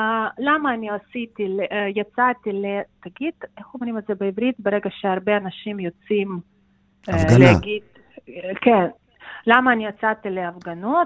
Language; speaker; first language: Hebrew; non-native, fluent; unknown